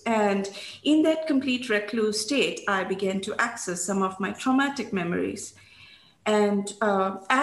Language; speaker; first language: English; non-native, local second language; Bangla